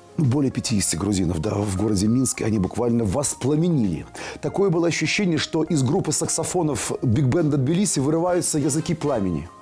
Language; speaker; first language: Russian; native; Russian